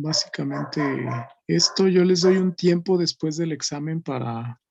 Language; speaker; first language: Spanish; native; Spanish